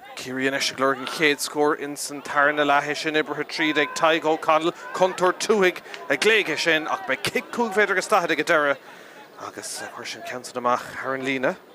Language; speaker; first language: Irish; native; Irish